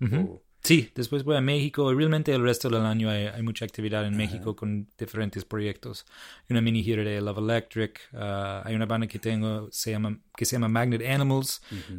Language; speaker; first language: Spanish; non-native, fluent; English